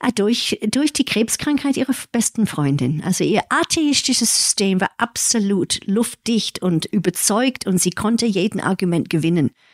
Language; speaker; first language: German; early bilingual, heritage; English